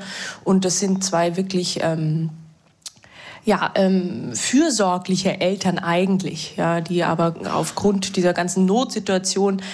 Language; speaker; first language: German; native; German